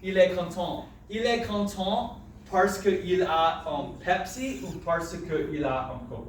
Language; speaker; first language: French; non-native, fluent; English